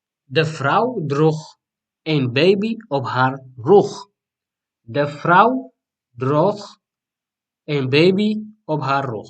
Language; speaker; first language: Dutch; non-native, fluent; Tigrinya